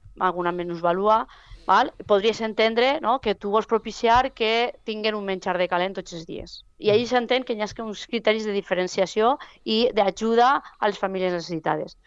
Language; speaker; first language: Catalan; native; Catalan